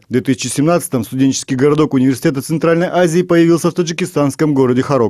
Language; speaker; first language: Russian; native; Russian